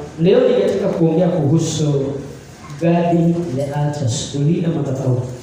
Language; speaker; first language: Swahili; non-native, local second language; Kikuyu